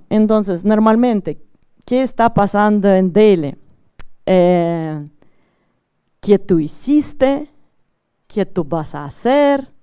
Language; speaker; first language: Spanish; non-native, learner; Russian